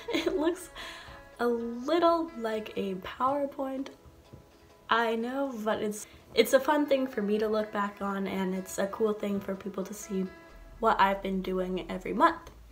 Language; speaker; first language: English; native; English